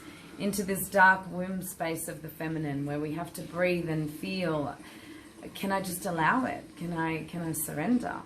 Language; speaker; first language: English; native; English